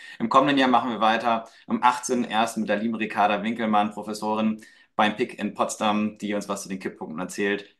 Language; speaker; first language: German; native; German